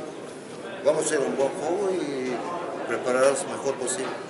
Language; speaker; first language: Spanish; non-native, fluent; Croatian